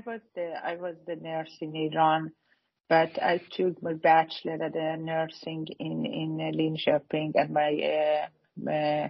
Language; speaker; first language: English; non-native, fluent; Persian